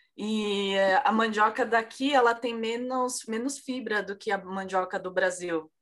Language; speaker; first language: Portuguese; native; Portuguese